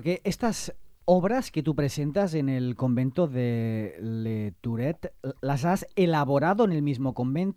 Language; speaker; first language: Spanish; non-native, local second language; Catalan